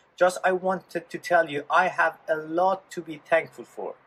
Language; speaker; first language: English; non-native, fluent; Persian